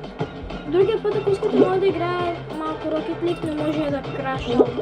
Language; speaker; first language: Bulgarian; native; Bulgarian